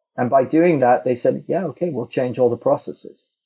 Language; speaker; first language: English; native; English